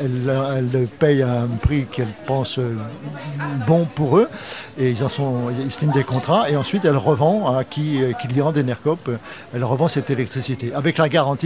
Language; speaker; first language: French; native; French